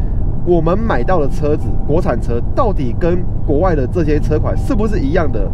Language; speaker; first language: Chinese; native; Chinese